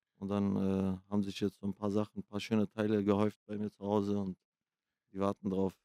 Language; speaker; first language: German; early bilingual, other home language; Kurdish